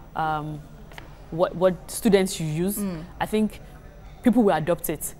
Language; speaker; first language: English; non-native, local second language; Yoruba